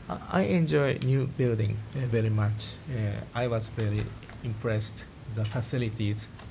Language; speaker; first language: English; non-native, fluent; Japanese